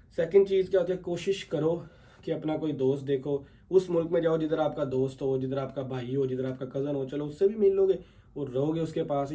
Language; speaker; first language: Urdu; native; Urdu